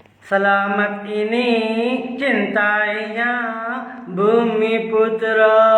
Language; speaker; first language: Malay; non-native, learner; Urdu